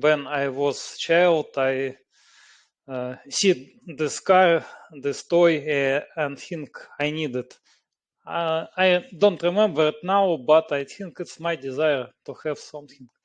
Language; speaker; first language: English; non-native, learner; Russian